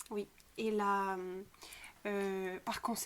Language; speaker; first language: French; non-native, fluent; Bulgarian